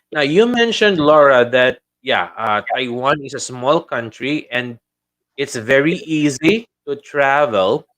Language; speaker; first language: English; non-native, local second language; Filipino